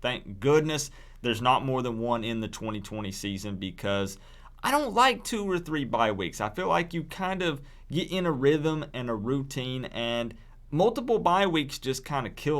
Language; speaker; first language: English; native; English